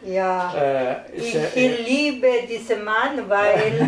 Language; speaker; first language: German; non-native, learner; Italian